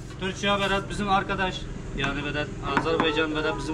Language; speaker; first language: Turkish; non-native, learner; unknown